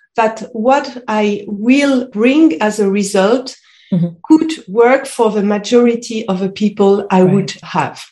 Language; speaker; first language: English; non-native, fluent; French